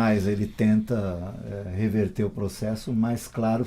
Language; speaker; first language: Portuguese; native; Portuguese